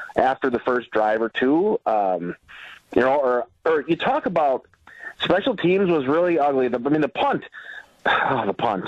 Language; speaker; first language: English; native; English